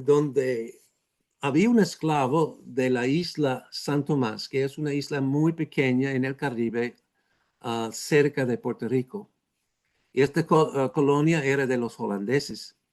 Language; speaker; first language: Spanish; non-native, fluent; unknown